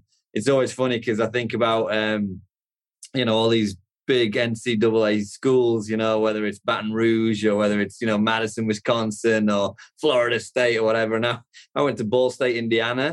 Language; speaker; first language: English; native; English